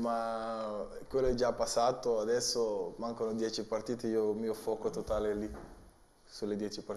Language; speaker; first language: Italian; non-native, learner; Portuguese